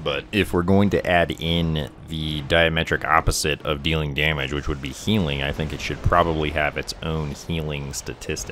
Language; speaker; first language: English; native; English